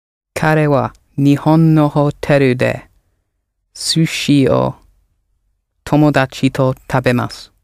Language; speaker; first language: Japanese; non-native, learner; English